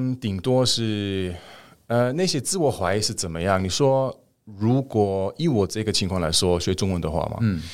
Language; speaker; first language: Chinese; non-native, fluent; German